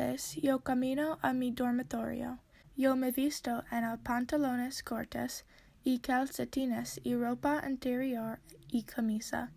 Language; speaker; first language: Spanish; non-native, learner; English